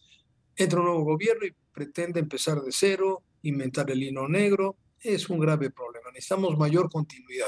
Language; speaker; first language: Spanish; native; Spanish